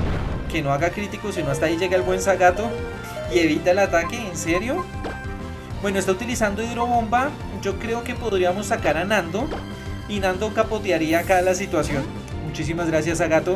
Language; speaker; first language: Spanish; native; Spanish